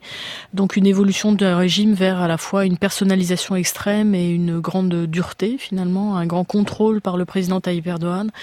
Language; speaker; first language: French; native; French